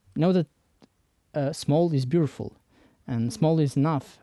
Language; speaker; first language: English; non-native, fluent; Persian